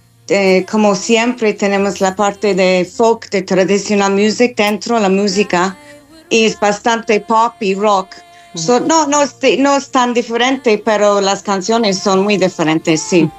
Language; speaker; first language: Spanish; non-native, learner; English